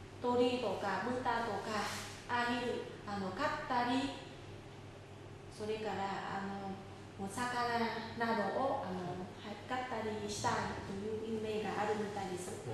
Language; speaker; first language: Japanese; non-native, fluent; Vietnamese